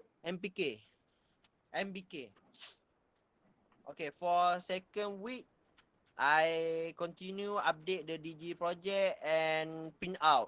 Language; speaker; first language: English; non-native, local second language; Malay